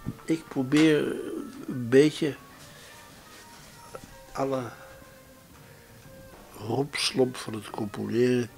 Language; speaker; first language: Dutch; native; Dutch